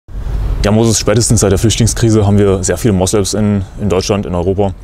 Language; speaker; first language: German; native; German